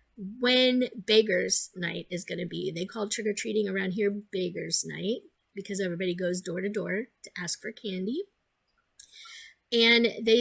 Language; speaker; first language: English; native; English